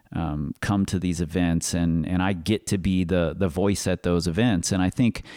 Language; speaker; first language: English; native; English